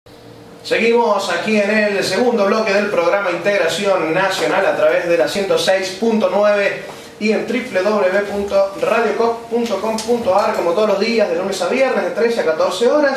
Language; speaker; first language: Spanish; native; Spanish